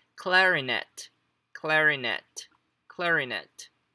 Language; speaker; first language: English; non-native, fluent; Portuguese